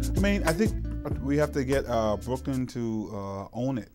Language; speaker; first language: English; native; English